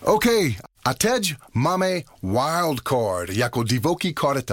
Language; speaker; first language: Czech; non-native, learner; English